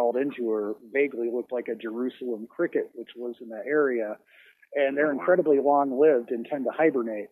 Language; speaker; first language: English; native; English